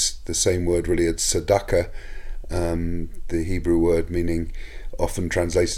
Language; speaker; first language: English; native; English